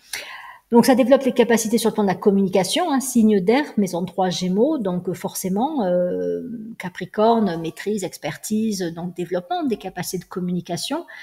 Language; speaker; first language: French; native; French